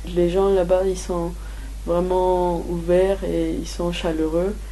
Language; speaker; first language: French; non-native, fluent; Spanish